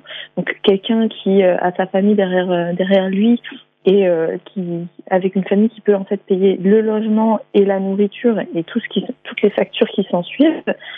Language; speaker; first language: French; native; French